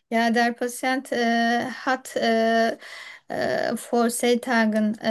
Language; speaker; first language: German; non-native, learner; Turkish